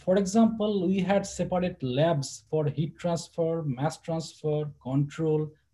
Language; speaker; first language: English; non-native, local second language; Bangla